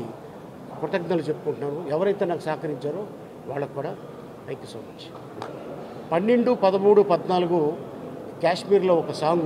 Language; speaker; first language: Telugu; native; Telugu